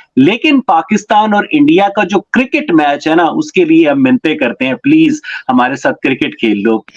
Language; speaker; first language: Urdu; native; Urdu